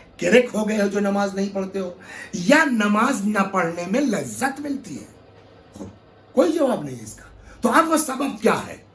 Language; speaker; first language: Urdu; native; Urdu